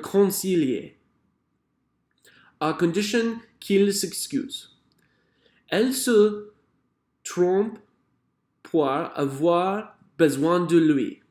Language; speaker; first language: French; non-native, learner; English